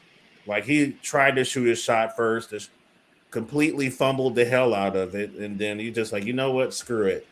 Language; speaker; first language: English; native; English